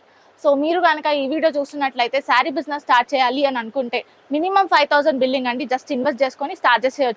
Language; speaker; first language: Telugu; native; Telugu